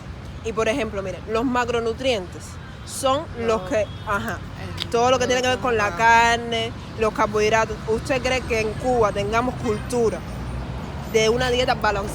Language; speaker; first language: Spanish; native; Spanish